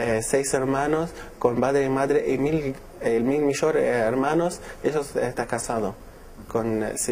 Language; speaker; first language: Spanish; non-native, learner; Arabic